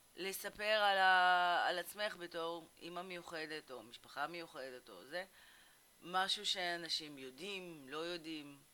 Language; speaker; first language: Hebrew; early bilingual, other home language; Russian